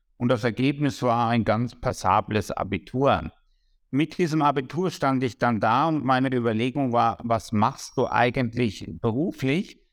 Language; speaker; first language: German; native; German